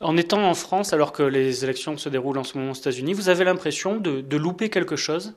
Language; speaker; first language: French; native; French